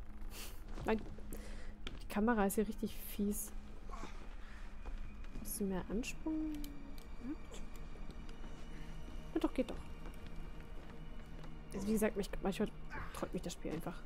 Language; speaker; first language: German; native; German